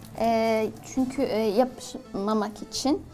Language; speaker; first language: Turkish; non-native, learner; Arabic